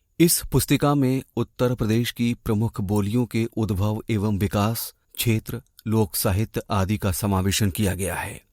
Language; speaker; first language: Hindi; native; Hindi